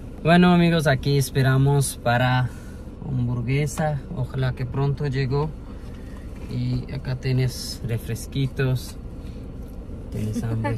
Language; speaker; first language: Spanish; non-native, learner; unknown